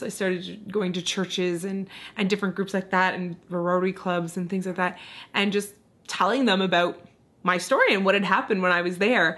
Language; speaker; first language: English; native; English